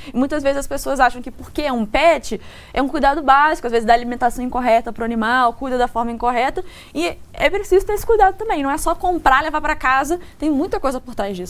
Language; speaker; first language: Portuguese; native; Portuguese